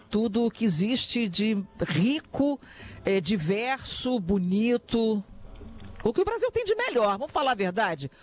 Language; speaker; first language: Portuguese; native; Portuguese